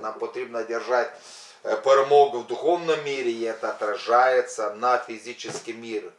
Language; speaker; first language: Ukrainian; non-native, local second language; Russian